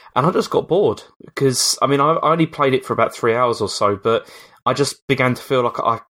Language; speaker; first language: English; native; English